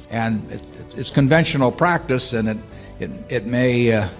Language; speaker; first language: English; native; English